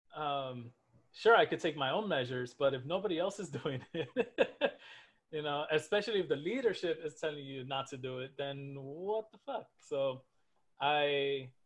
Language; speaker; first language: English; native; English